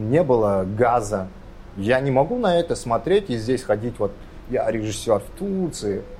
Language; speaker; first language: Russian; non-native, local second language; Kazakh